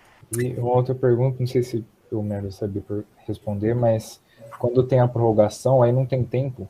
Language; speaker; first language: Portuguese; native; Portuguese